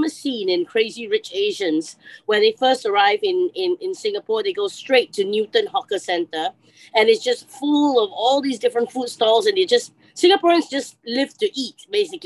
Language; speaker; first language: English; native; English